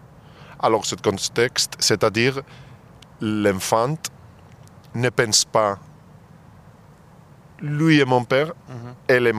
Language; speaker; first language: French; non-native, fluent; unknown